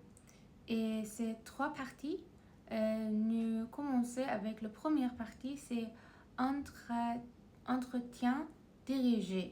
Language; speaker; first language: French; non-native, learner; Persian